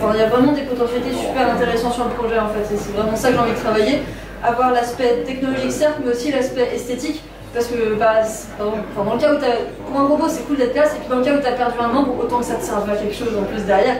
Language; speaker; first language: French; native; French